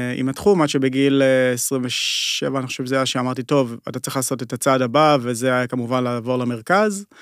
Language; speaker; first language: Hebrew; native; Hebrew